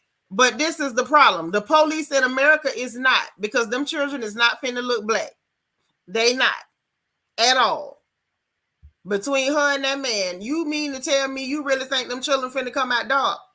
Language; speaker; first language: English; native; English